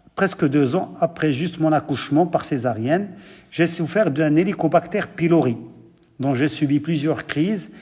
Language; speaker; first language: French; non-native, local second language; Arabic